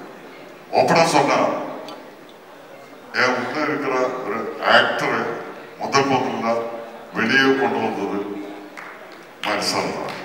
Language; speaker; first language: Tamil; non-native, fluent; Malayalam